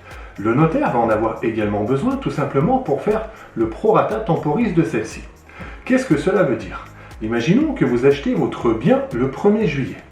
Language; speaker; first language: French; native; French